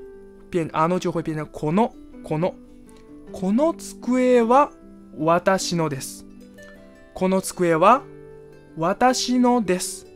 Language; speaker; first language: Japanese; non-native, fluent; Chinese